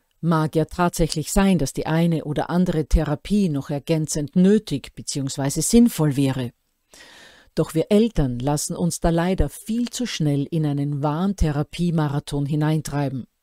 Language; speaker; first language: German; native; German